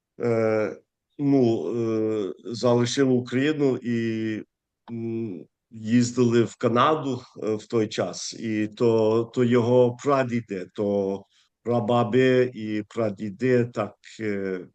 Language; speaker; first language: Ukrainian; early bilingual, heritage; Ukrainian